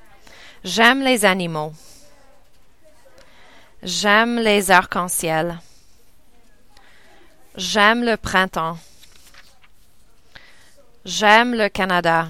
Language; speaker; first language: French; non-native, learner; English